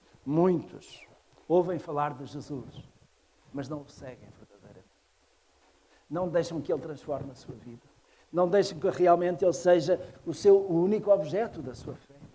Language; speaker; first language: Portuguese; native; Portuguese